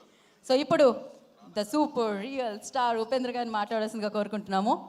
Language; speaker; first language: Telugu; native; Telugu